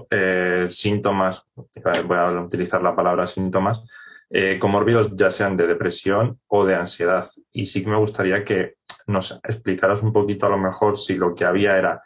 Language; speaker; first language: Spanish; native; Spanish